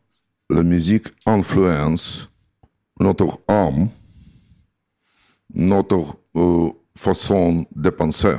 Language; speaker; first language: French; non-native, learner; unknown